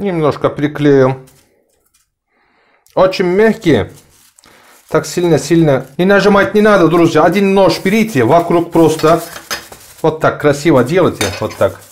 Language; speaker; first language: Russian; non-native, learner; Turkish